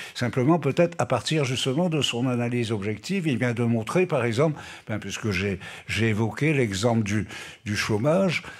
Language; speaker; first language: French; native; French